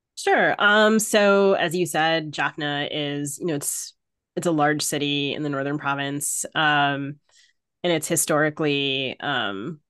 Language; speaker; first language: English; native; English